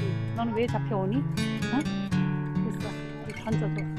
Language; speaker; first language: Korean; native; Korean